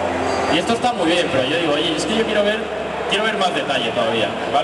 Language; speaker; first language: Spanish; native; Spanish